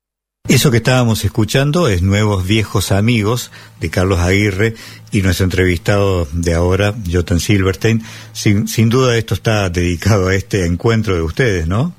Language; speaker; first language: Spanish; native; Spanish